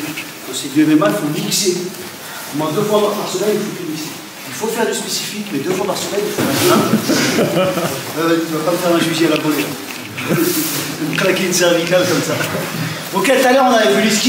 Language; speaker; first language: French; native; French